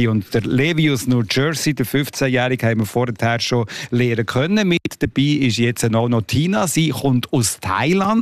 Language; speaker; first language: German; native; German